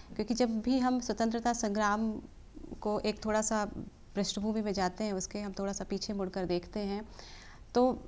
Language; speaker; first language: Hindi; native; Hindi